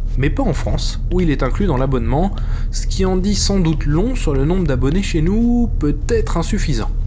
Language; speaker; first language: French; native; French